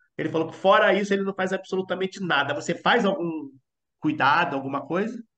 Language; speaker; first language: Portuguese; native; Portuguese